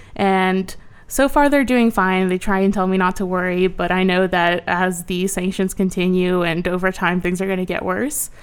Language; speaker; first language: English; early bilingual, other home language; Ukrainian